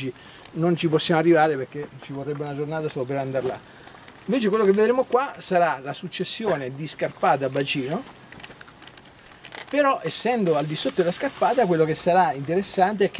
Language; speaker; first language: Italian; native; Italian